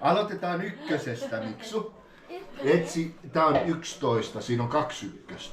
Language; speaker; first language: Finnish; native; Finnish